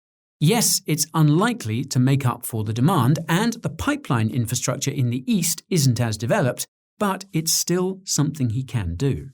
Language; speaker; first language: English; native; English